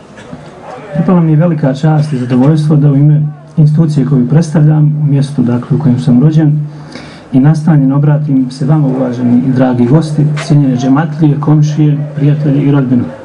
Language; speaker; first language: Croatian; native; Croatian